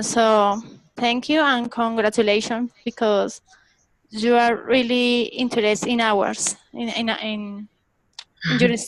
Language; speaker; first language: English; non-native, fluent; Spanish